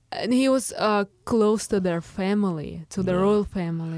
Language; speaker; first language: English; non-native, fluent; Russian